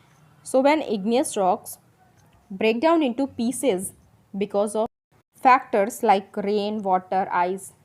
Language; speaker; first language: English; non-native, local second language; Hindi